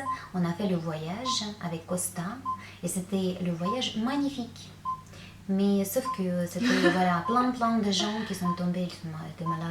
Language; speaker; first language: French; non-native, fluent; Russian